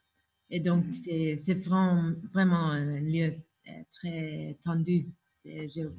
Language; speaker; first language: French; non-native, fluent; Norwegian